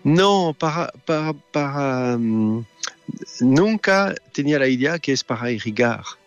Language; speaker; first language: Spanish; non-native, learner; French